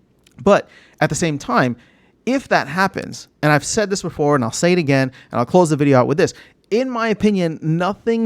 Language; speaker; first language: English; native; English